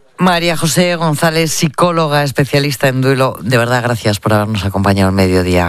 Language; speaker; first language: Spanish; native; Spanish